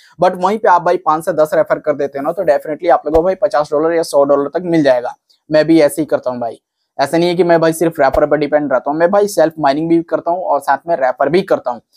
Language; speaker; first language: Hindi; native; Hindi